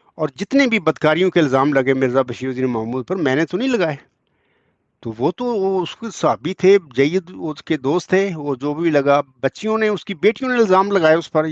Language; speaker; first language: Urdu; non-native, local second language; Punjabi